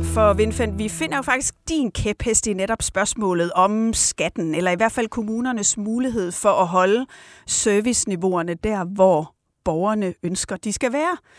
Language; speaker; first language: Danish; native; Danish